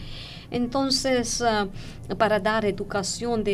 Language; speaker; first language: Spanish; non-native, fluent; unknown